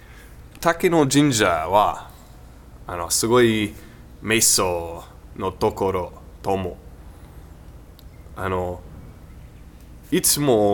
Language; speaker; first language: Japanese; non-native, learner; English